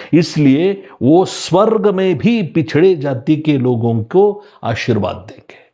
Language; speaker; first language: Hindi; non-native, local second language; Marathi